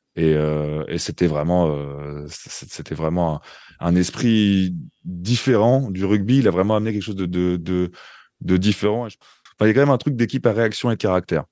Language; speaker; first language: French; native; French